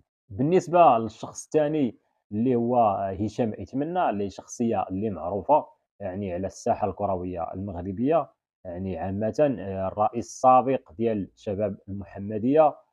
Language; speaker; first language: Arabic; native; Arabic